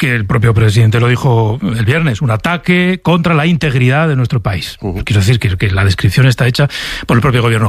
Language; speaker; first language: Spanish; native; Spanish